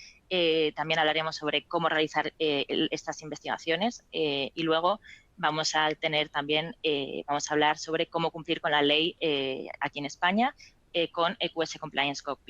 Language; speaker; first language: Spanish; native; Spanish